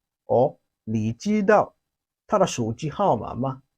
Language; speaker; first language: Chinese; non-native, fluent; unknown